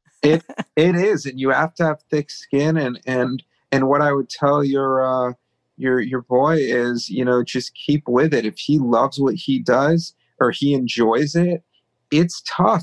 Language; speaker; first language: English; native; English